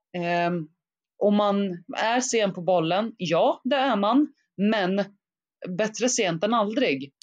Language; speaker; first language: Swedish; early bilingual, other home language; Arabic